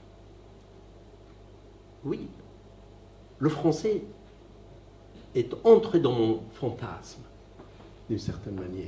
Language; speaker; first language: French; non-native, fluent; Persian